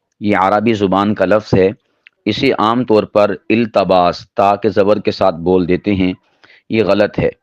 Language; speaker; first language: Urdu; non-native, local second language; Punjabi